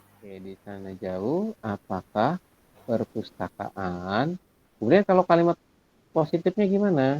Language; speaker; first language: Indonesian; native; Indonesian